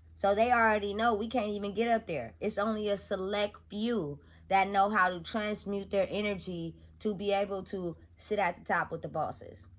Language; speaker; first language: English; native; English